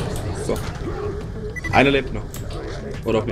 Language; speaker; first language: German; native; German